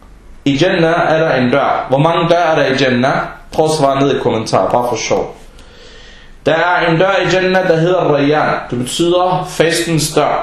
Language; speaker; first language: Danish; non-native, fluent; Arabic